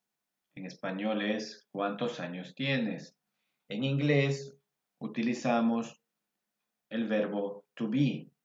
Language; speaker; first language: Spanish; non-native, fluent; English